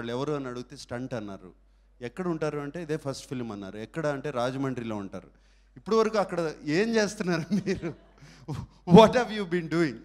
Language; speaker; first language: Telugu; native; Telugu